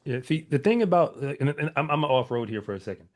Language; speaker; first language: English; native; English